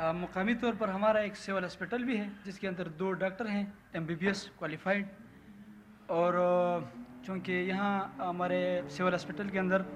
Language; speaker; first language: Urdu; non-native, local second language; Pashto